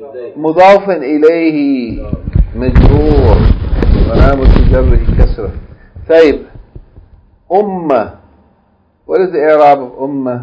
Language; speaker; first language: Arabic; non-native, fluent; English